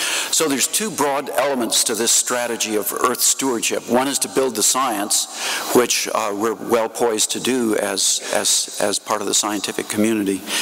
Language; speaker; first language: English; native; English